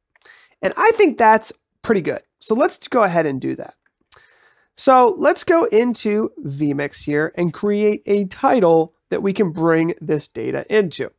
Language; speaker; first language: English; native; English